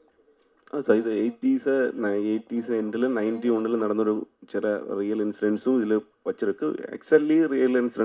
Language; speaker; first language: Tamil; non-native, learner; Malayalam